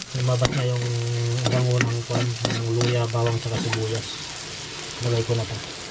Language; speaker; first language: Filipino; non-native, local second language; Iloko